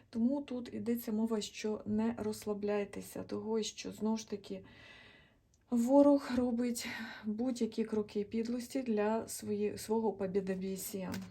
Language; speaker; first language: Ukrainian; non-native, local second language; Russian